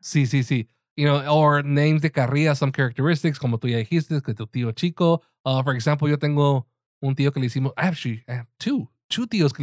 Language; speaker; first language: Spanish; early bilingual, heritage; Spanish